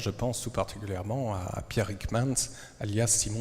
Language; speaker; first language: French; native; French